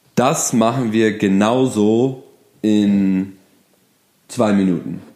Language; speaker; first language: German; non-native, fluent; English